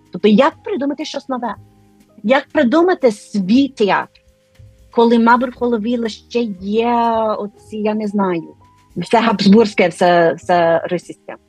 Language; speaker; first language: Ukrainian; non-native, fluent; English